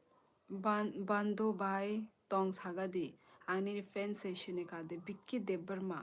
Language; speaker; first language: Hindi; non-native, local second language; Kok Borok